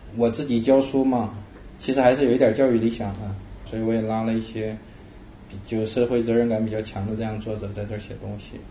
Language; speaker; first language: Chinese; native; Chinese